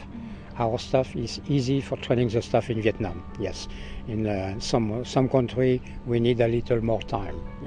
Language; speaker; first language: English; non-native, learner; French